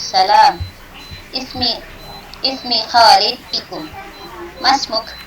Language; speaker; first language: Arabic; non-native, learner; Indonesian